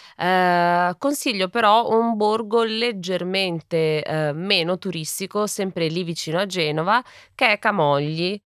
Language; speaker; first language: Italian; native; Italian